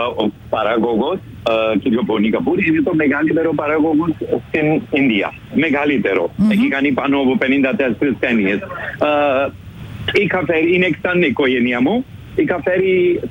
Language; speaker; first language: Greek; non-native, learner; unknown